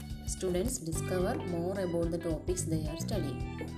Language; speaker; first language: English; non-native, local second language; Malayalam